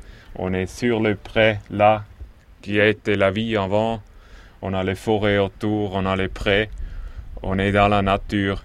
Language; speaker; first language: French; non-native, local second language; German